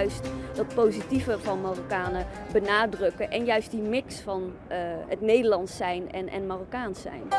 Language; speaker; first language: Dutch; early bilingual, other home language; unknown